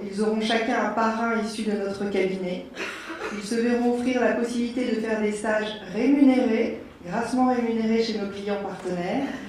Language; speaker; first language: French; native; French